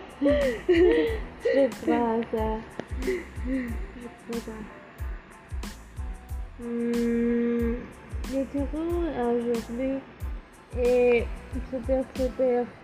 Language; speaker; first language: French; non-native, learner; Spanish